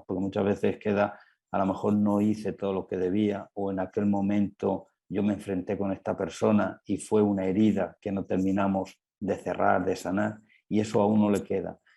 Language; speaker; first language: Spanish; native; Spanish